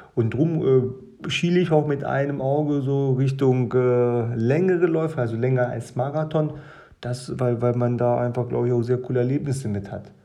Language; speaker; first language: German; early bilingual, other home language; Russian